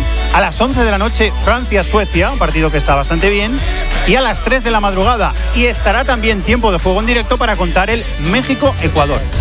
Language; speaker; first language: Spanish; native; Spanish